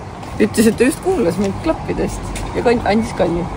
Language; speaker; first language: Estonian; native; Estonian